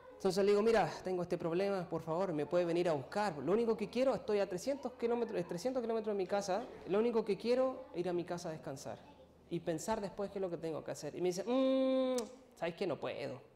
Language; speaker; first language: Spanish; native; Spanish